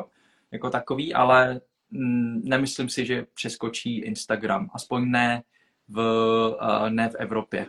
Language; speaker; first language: Czech; early bilingual, other home language; Vietnamese